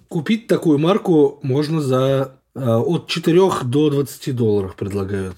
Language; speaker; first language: Russian; native; Russian